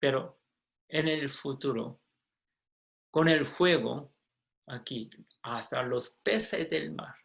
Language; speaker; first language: Spanish; non-native, fluent; Korean